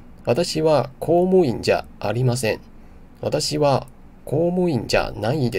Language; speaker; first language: Japanese; non-native, fluent; Chinese